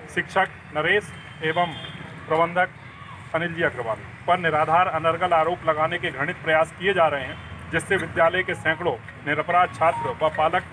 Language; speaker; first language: Hindi; native; Hindi